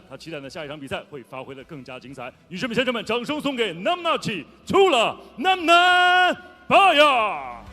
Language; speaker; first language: Chinese; native; Chinese